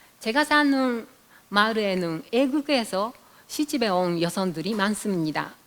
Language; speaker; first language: Korean; non-native, fluent; Japanese